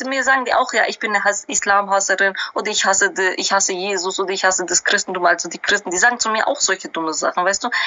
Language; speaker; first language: German; early bilingual, other home language; Albanian